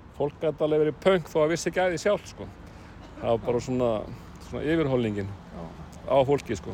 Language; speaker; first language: Icelandic; native; Icelandic